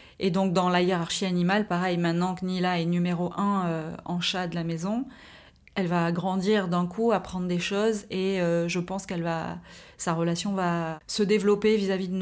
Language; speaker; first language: French; native; French